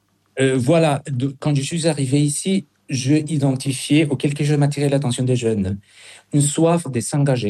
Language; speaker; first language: French; non-native, fluent; Spanish